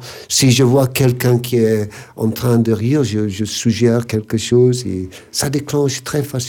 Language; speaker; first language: French; non-native, fluent; English